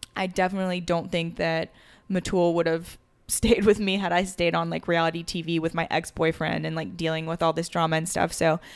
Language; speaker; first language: English; early bilingual, other home language; French